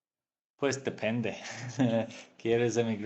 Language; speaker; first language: Spanish; non-native, fluent; English